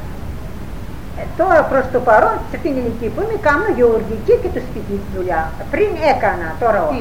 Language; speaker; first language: Greek; native; Greek